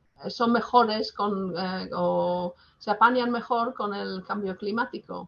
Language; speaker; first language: Spanish; non-native, fluent; English